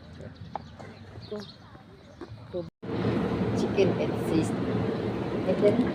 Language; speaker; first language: English; non-native, learner; Thai